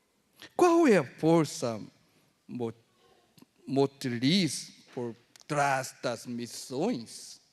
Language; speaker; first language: Portuguese; non-native, fluent; Korean